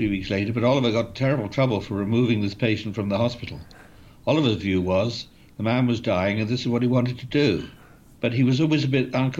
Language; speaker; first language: English; native; English